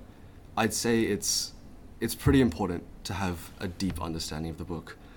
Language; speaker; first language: English; early bilingual, other home language; Chinese